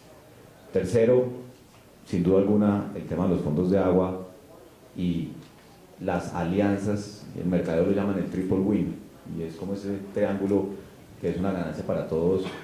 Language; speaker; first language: Spanish; native; Spanish